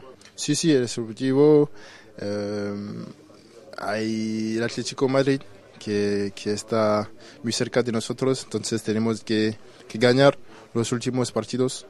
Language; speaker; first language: Spanish; non-native, fluent; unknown